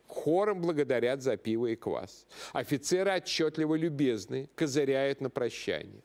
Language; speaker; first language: Russian; native; Russian